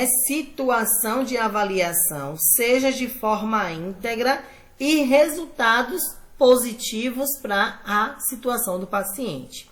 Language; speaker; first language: Portuguese; native; Portuguese